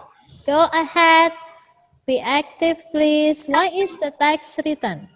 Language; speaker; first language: English; non-native, fluent; Indonesian